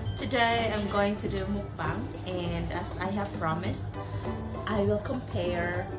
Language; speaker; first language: English; non-native, local second language; Cebuano